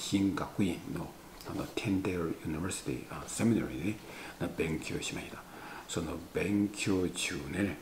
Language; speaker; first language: Japanese; non-native, learner; Chinese